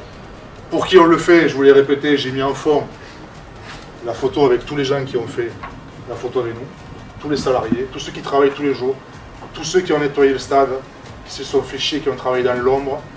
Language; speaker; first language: French; native; French